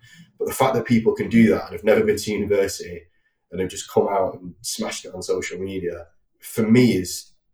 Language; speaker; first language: English; native; English